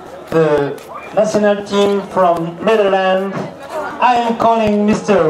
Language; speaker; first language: English; non-native, learner; French